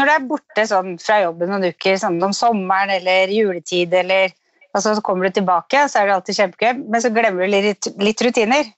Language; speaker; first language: Norwegian; native; Norwegian